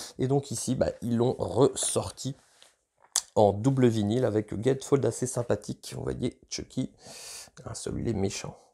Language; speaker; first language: French; native; French